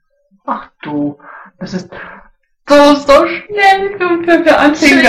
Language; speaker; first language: German; non-native, learner; Russian